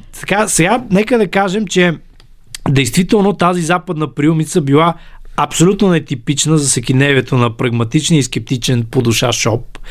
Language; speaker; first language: Bulgarian; native; Bulgarian